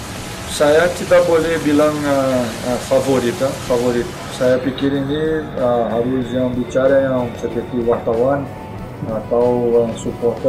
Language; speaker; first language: Indonesian; non-native, fluent; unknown